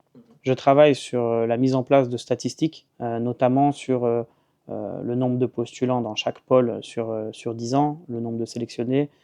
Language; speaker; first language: French; native; French